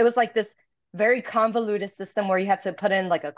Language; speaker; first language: English; early bilingual, other home language; Cantonese